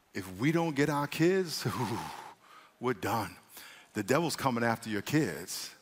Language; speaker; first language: English; native; English